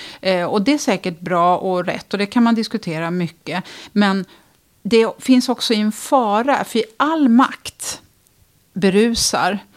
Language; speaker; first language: Swedish; native; Swedish